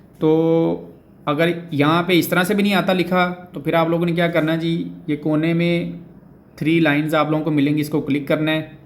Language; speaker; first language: Urdu; non-native, local second language; Punjabi